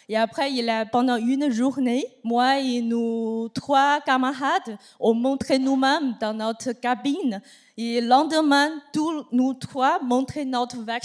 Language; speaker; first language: French; non-native, learner; Chinese